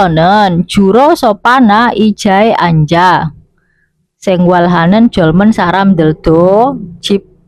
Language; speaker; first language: Korean; non-native, learner; Indonesian